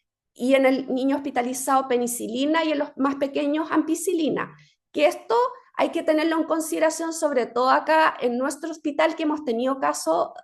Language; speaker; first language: Spanish; native; Spanish